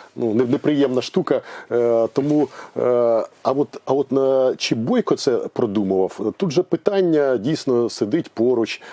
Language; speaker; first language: Ukrainian; native; Ukrainian